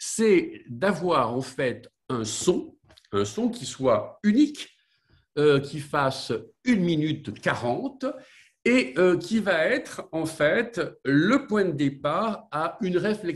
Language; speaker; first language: French; native; French